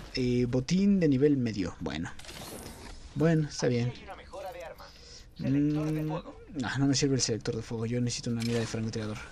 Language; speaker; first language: Spanish; native; Spanish